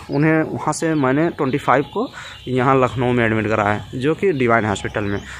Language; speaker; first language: Hindi; native; Hindi